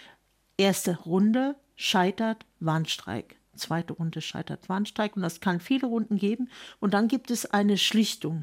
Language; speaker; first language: German; native; German